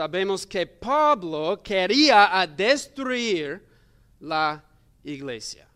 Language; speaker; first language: Spanish; non-native, learner; English